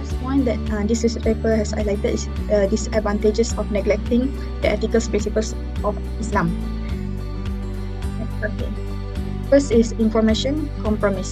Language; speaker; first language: English; non-native, local second language; Malay